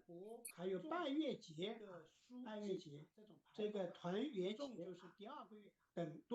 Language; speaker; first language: Chinese; native; Chinese